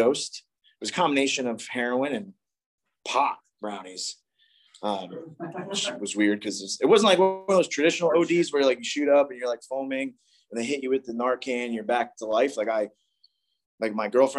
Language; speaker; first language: English; native; English